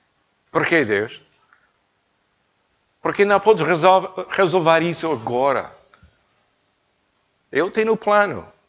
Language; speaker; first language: Portuguese; non-native, learner; English